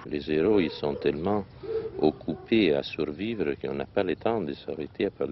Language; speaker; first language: French; non-native, learner; Italian